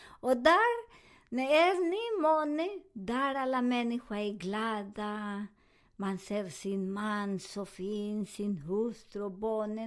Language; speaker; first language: Swedish; non-native, learner; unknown